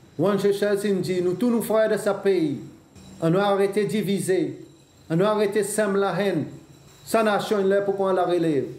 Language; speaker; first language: French; non-native, local second language; Seselwa Creole French